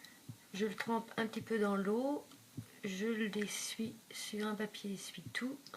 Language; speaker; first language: French; native; French